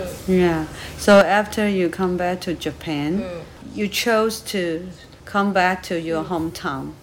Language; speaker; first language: English; non-native, learner; Chinese